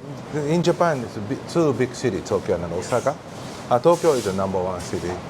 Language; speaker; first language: English; non-native, learner; Japanese